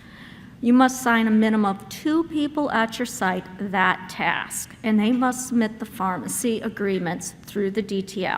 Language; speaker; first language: English; native; English